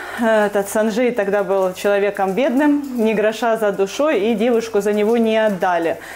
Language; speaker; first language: Russian; native; Russian